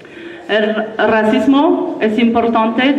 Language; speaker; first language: Spanish; non-native, learner; French